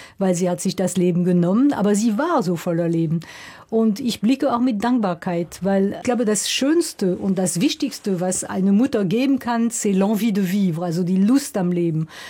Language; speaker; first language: German; non-native, local second language; Swiss German